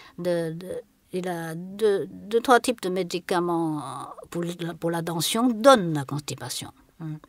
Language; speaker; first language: French; non-native, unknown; Chinese